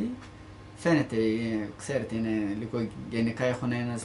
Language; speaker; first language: Greek; non-native, learner; Turkish